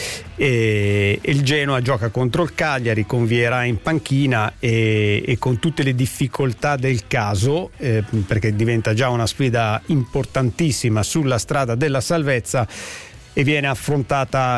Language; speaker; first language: Italian; native; Italian